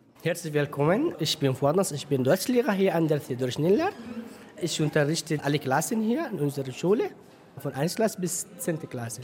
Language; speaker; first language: German; non-native, fluent; Arabic